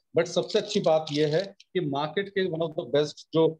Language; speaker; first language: Hindi; native; Hindi